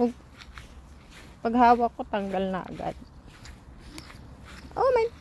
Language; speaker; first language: Filipino; native; Filipino